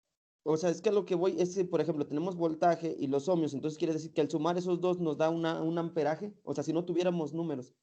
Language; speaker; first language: Spanish; native; Spanish